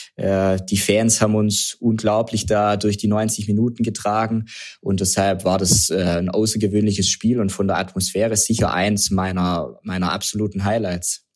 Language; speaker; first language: German; native; German